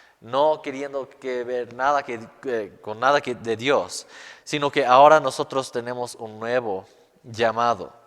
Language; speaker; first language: Spanish; non-native, fluent; English